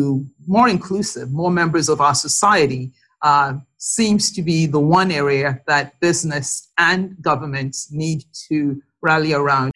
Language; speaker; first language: English; non-native, local second language; Yoruba